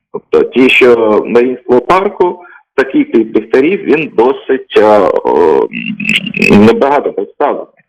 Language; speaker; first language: Ukrainian; native; Ukrainian